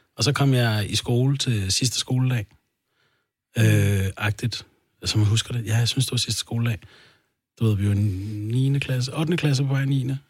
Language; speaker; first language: Danish; early bilingual, other home language; Arabic